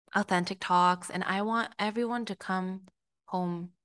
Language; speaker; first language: English; early bilingual, other home language; Spanish